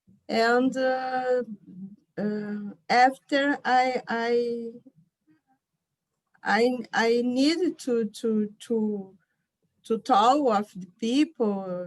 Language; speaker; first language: English; non-native, learner; Portuguese